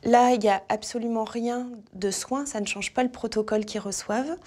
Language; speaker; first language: French; native; French